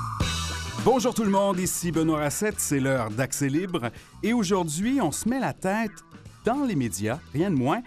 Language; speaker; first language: French; native; French